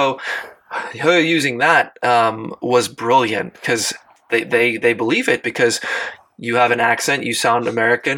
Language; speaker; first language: English; non-native, local second language; Afrikaans